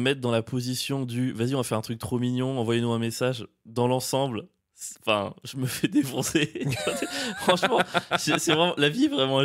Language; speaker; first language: French; native; French